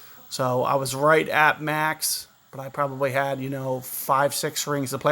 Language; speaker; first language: English; native; English